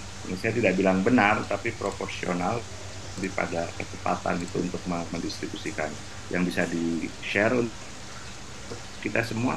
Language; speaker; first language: Indonesian; native; Indonesian